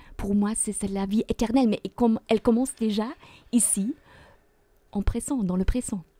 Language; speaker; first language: French; non-native, fluent; German